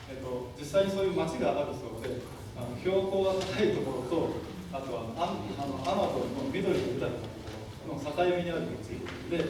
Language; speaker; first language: Japanese; native; Japanese